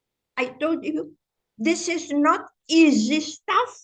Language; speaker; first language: English; non-native, fluent; Indonesian